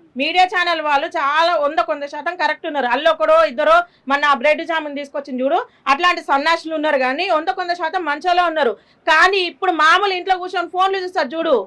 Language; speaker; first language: Telugu; native; Telugu